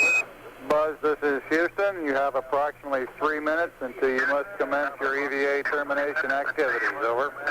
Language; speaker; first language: English; native; English